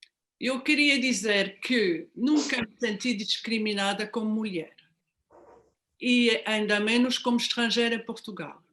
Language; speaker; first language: Portuguese; non-native, fluent; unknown